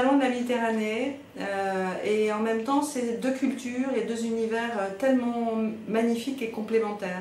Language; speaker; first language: French; native; French